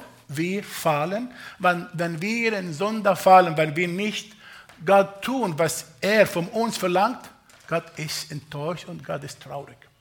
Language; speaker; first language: German; non-native, fluent; Arabic